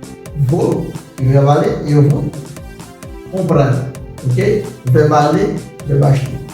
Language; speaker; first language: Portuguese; non-native, learner; Haitian Creole